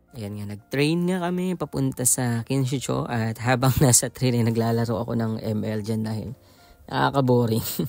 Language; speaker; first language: Filipino; non-native, local second language; Iloko